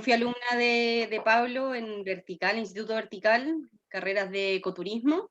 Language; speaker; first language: Spanish; native; Spanish